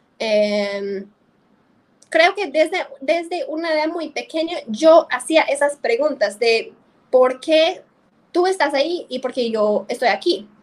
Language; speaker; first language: Spanish; non-native, fluent; English